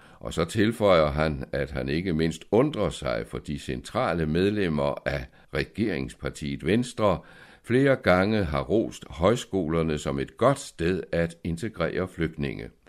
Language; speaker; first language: Danish; native; Danish